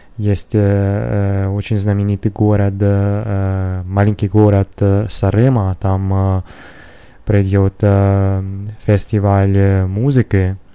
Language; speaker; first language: Russian; non-native, learner; Italian